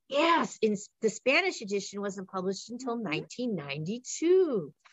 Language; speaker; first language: English; native; English